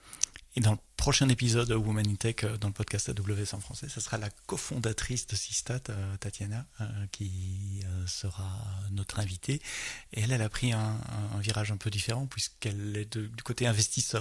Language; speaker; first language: French; native; French